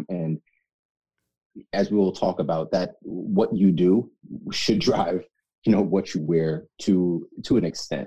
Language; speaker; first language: English; native; English